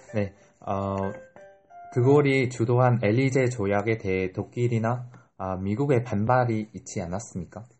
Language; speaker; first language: Korean; non-native, fluent; Vietnamese